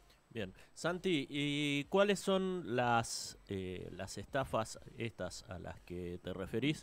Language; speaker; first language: Spanish; native; Spanish